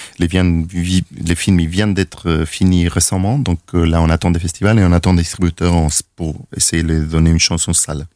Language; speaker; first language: French; non-native, fluent; Spanish